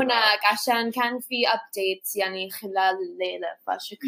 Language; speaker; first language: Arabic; non-native, learner; English